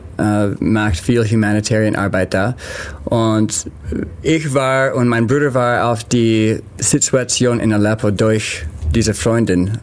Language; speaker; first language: German; non-native, learner; English